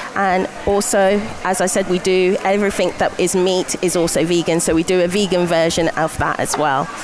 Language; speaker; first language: English; native; English